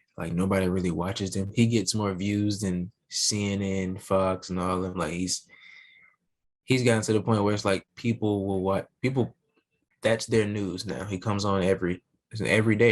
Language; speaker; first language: English; native; English